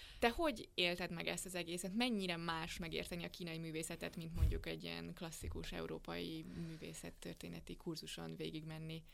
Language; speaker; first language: Hungarian; native; Hungarian